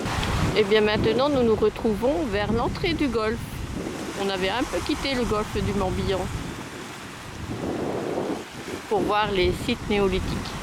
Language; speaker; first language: French; native; French